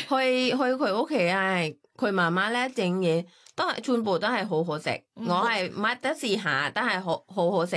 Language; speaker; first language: Cantonese; non-native, learner; Thai